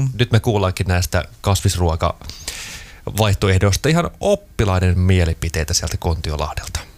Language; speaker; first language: Finnish; native; Finnish